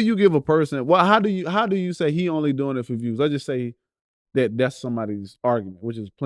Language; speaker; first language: English; native; English